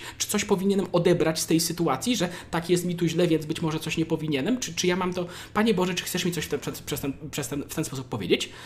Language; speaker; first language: Polish; native; Polish